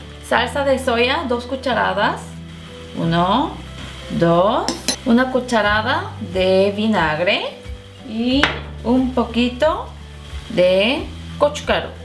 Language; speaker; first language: Spanish; non-native, fluent; Korean